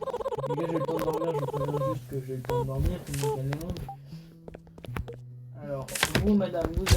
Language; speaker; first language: French; native; French